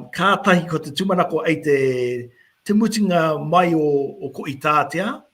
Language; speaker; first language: Māori; native; Māori